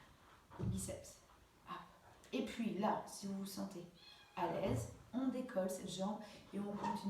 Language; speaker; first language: French; native; French